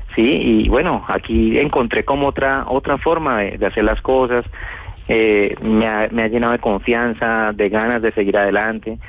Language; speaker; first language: Spanish; native; Spanish